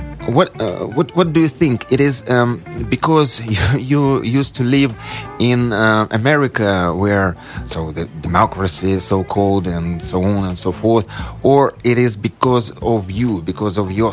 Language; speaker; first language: English; non-native, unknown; Russian